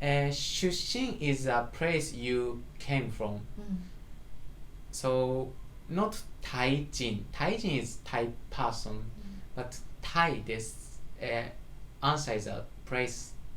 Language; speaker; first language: English; non-native, learner; Japanese